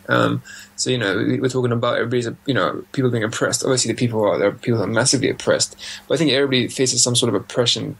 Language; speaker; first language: English; native; English